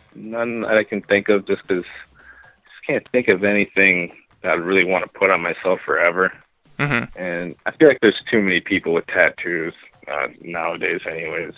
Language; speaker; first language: English; native; English